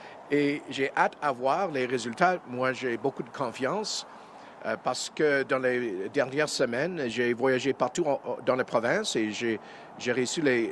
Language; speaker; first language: French; non-native, fluent; English